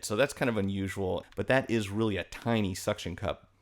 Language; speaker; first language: English; native; English